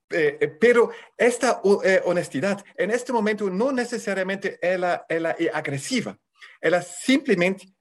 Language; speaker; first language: Spanish; non-native, fluent; German